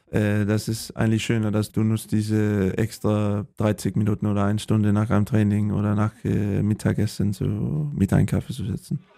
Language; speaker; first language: German; non-native, fluent; Danish